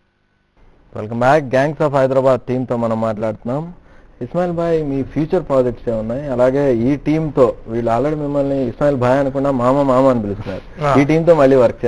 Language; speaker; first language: Telugu; native; Telugu